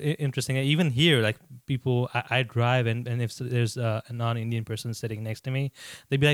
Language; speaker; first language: English; non-native, local second language; Gujarati